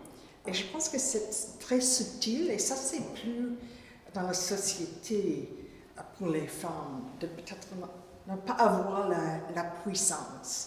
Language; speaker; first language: French; non-native, fluent; English